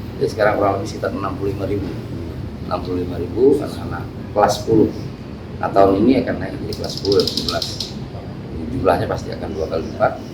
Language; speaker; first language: Indonesian; non-native, local second language; Minangkabau